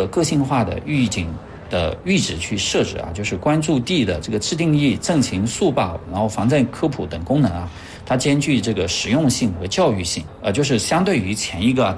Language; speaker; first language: Chinese; native; Chinese